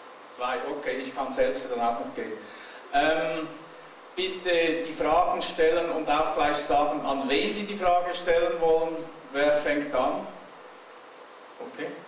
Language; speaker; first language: German; native; German